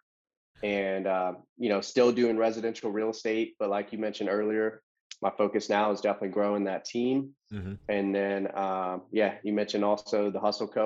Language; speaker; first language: English; native; English